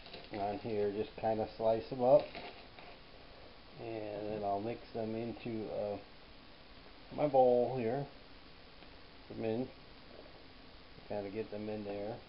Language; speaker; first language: English; native; English